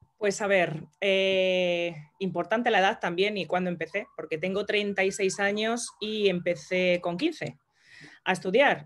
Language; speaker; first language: Spanish; native; Spanish